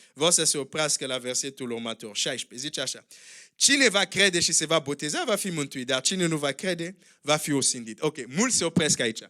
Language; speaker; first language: Romanian; non-native, fluent; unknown